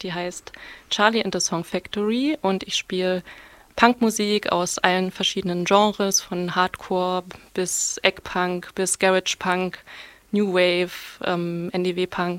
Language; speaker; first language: German; native; German